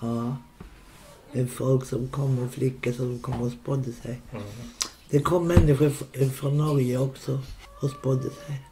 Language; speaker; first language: Swedish; non-native, local second language; Romany